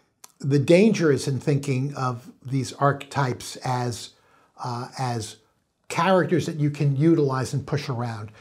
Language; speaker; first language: English; native; English